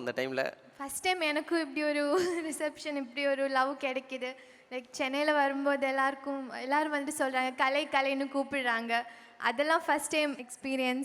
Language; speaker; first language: Tamil; non-native, local second language; Malayalam